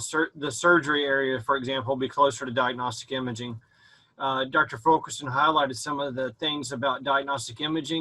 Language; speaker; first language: English; native; English